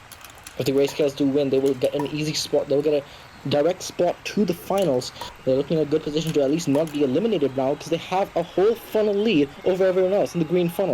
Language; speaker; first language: English; native; English